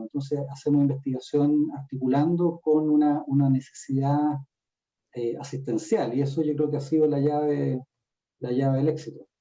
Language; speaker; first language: Spanish; native; Spanish